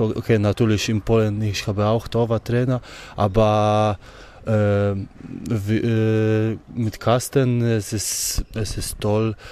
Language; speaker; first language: German; non-native, learner; Polish